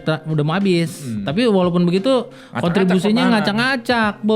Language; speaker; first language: Indonesian; native; Indonesian